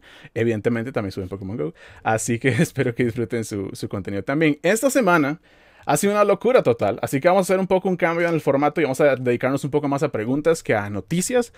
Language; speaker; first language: Spanish; native; Spanish